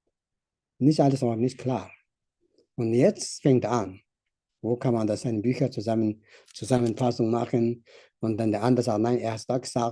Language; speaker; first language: German; non-native, learner; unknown